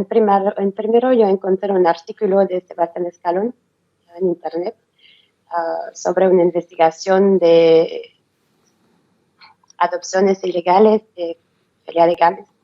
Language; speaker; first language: Spanish; non-native, learner; French